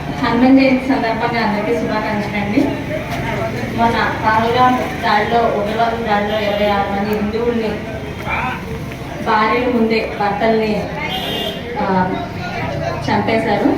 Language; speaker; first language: Telugu; native; Telugu